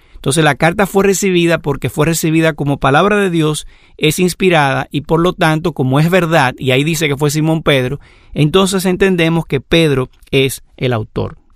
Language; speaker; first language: Spanish; native; Spanish